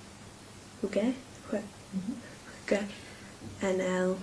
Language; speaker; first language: Spanish; non-native, learner; English